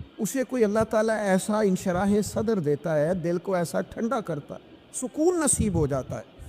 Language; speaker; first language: Urdu; non-native, local second language; Punjabi